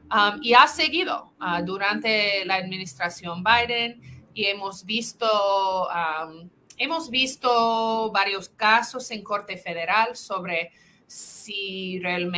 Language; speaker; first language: Spanish; non-native, fluent; English